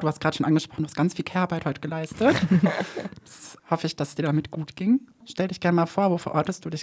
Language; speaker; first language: German; native; German